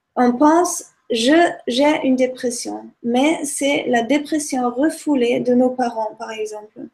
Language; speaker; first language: French; non-native, fluent; German